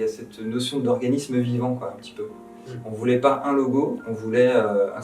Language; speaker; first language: French; native; French